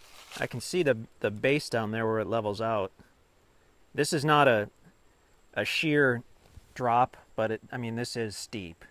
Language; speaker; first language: English; native; English